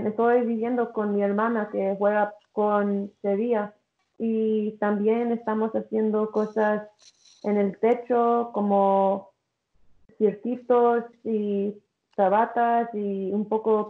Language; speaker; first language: Spanish; early bilingual, heritage; English